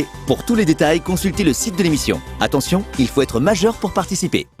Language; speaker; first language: French; native; French